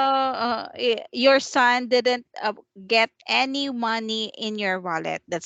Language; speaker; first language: English; non-native, fluent; Vietnamese